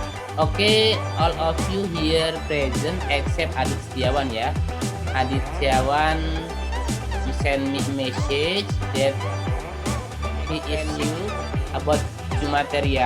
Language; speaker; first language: English; non-native, local second language; Indonesian